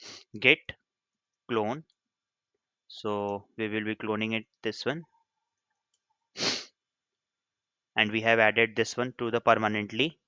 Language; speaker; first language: English; non-native, local second language; Hindi